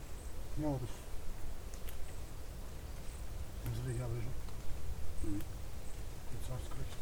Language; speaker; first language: German; native; German